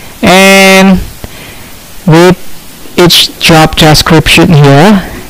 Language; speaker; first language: English; non-native, fluent; Indonesian